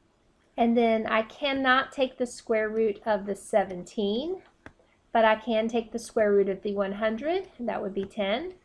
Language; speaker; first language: English; native; English